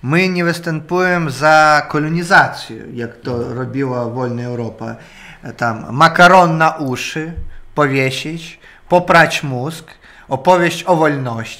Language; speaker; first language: Polish; non-native, learner; Russian